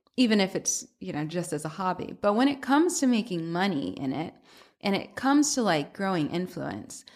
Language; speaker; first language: English; native; English